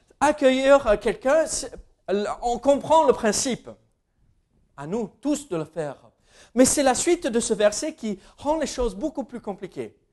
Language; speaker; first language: French; non-native, fluent; English